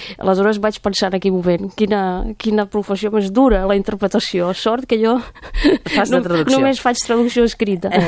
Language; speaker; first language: Catalan; non-native, fluent; Russian